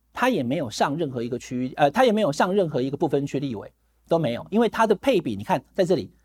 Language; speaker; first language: Chinese; native; Chinese